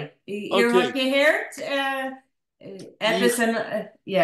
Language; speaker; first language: German; non-native, learner; English